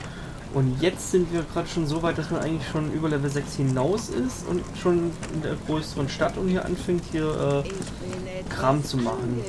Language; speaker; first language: German; native; German